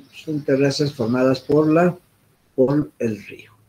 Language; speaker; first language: Spanish; native; Spanish